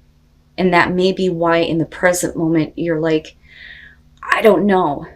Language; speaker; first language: English; native; English